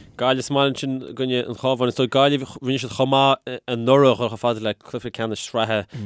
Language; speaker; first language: Irish; native; Irish